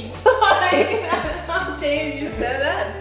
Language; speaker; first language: English; non-native, fluent; Chinese